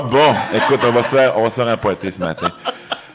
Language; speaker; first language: French; native; French